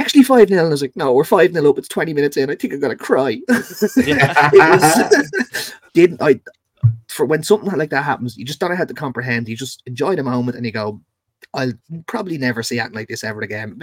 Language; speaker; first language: English; native; English